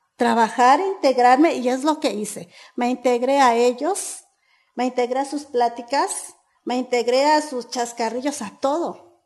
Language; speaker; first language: Spanish; native; Spanish